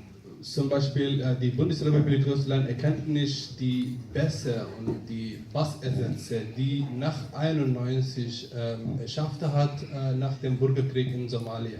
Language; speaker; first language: German; non-native, fluent; Somali